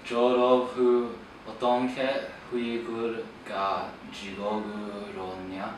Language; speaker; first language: Korean; non-native, learner; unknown